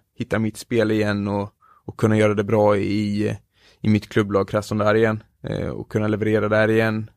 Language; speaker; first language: Swedish; native; Swedish